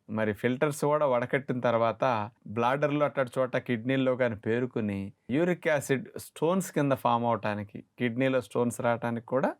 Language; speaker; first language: Telugu; native; Telugu